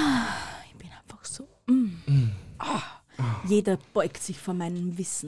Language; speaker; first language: German; native; German